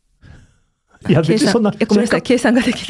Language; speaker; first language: Japanese; early bilingual, other home language; Korean